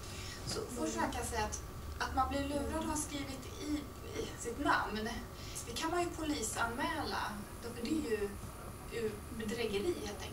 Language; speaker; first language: Swedish; native; Swedish